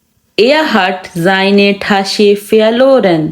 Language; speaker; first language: German; non-native, fluent; Urdu